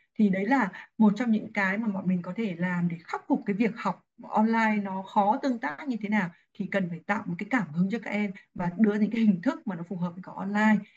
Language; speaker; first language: Vietnamese; native; Vietnamese